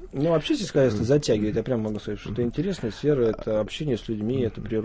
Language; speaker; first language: Russian; native; Russian